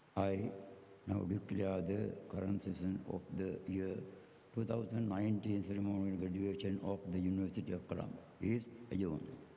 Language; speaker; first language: English; non-native, local second language; Sinhala